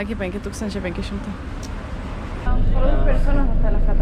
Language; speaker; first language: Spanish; non-native, fluent; Lithuanian